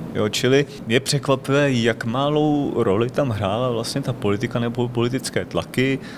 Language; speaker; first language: Czech; native; Czech